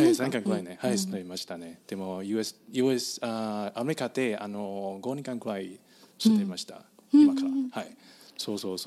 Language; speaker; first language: Japanese; non-native, learner; Chinese